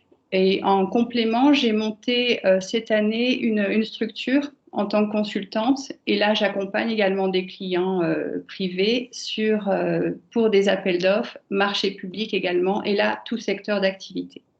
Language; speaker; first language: French; native; French